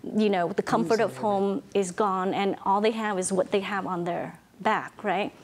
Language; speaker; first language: English; non-native, fluent; Vietnamese